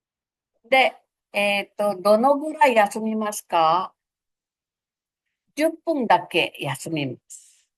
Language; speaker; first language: Japanese; non-native, fluent; Filipino